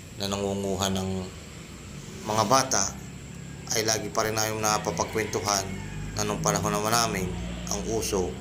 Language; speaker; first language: Filipino; native; Filipino